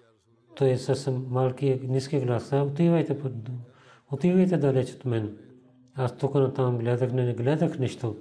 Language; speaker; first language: Bulgarian; non-native, learner; Urdu